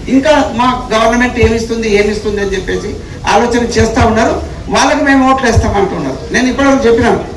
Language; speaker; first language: Telugu; native; Telugu